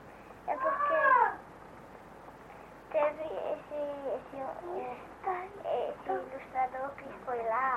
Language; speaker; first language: Portuguese; early bilingual, heritage; Portuguese